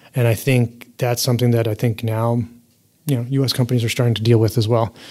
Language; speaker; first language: English; native; English